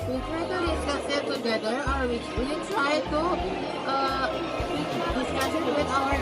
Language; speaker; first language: English; non-native, learner; Indonesian